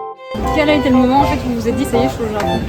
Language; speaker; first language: French; native; French